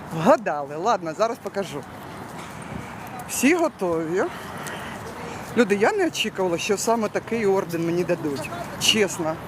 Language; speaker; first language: Ukrainian; native; Ukrainian